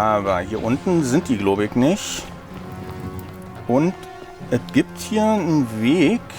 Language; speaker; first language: German; native; German